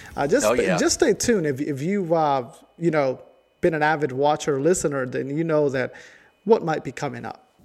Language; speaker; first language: English; non-native, fluent; Spanish